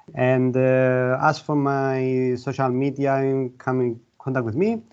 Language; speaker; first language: English; non-native, fluent; Greek